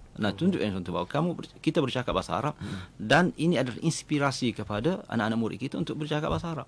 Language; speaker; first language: Malay; native; Malay